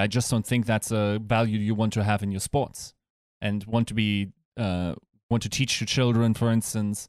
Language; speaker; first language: English; non-native, fluent; German